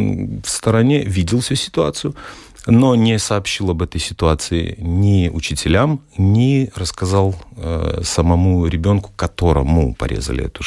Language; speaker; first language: Russian; native; Russian